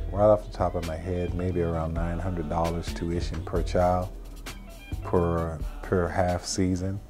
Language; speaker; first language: English; native; English